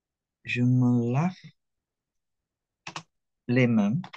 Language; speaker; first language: French; non-native, fluent; Indonesian